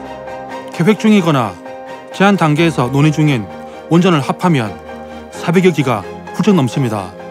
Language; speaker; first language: Korean; native; Korean